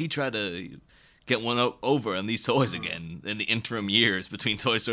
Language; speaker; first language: English; native; English